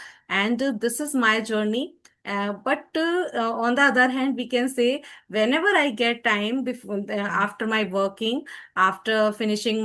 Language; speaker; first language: English; non-native, learner; Hindi